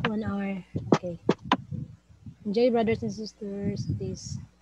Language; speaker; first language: English; non-native, local second language; Cebuano